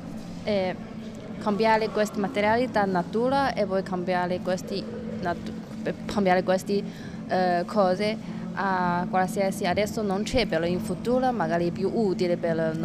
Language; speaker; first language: Italian; non-native, learner; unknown